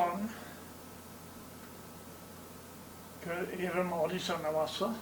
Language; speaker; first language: Korean; non-native, fluent; English